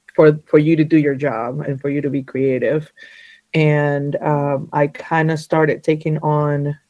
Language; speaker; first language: English; early bilingual, other home language; Spanish